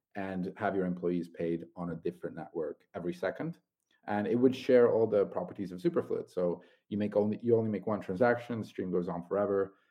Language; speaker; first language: English; non-native, fluent; Italian